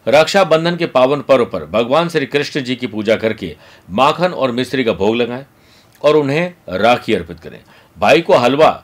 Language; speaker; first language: Hindi; native; Hindi